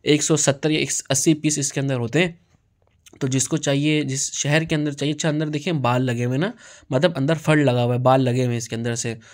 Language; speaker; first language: Urdu; native; Urdu